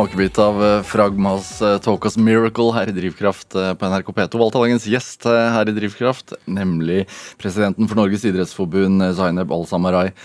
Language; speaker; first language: Norwegian; native; Norwegian